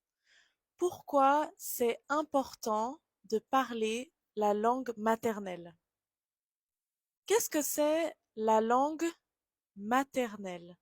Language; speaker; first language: French; native; French